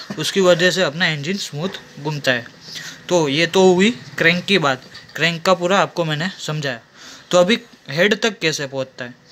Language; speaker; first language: Hindi; native; Hindi